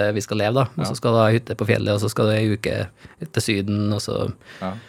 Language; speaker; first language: Norwegian; native; Norwegian